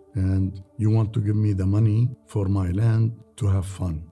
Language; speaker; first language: English; non-native, fluent; Arabic